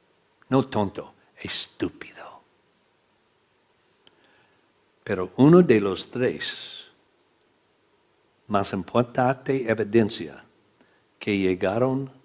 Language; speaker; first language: Spanish; non-native, learner; English